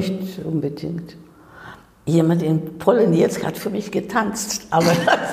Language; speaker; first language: German; non-native, fluent; Spanish